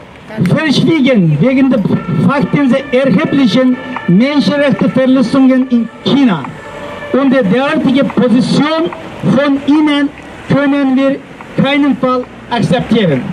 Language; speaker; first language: German; non-native, fluent; Uyghur